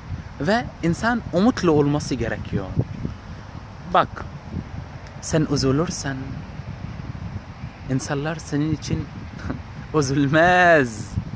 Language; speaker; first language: Turkish; non-native, learner; Arabic